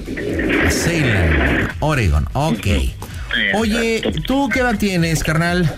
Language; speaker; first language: Spanish; native; Spanish